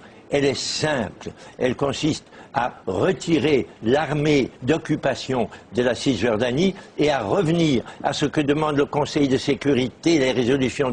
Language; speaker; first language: French; native; French